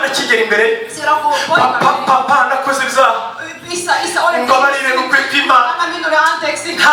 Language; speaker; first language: Finnish; non-native, learner; Kinyarwanda